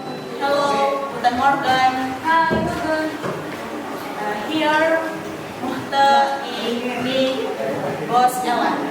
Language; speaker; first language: German; non-native, learner; Indonesian